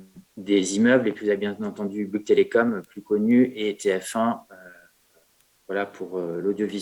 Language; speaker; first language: French; native; French